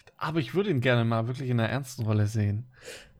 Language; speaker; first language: German; native; German